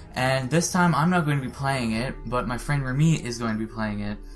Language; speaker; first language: English; early bilingual, other home language; French